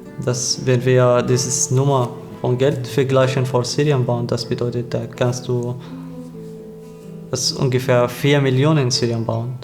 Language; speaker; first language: German; non-native, learner; Arabic